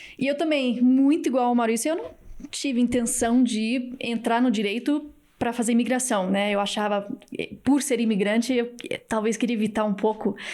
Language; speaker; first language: Portuguese; early bilingual, heritage; Portuguese